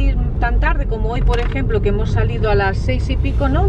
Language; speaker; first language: Spanish; native; Spanish